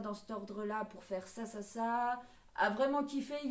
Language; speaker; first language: French; native; French